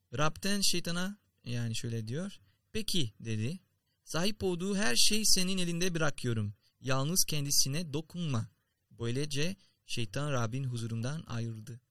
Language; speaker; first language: Turkish; non-native, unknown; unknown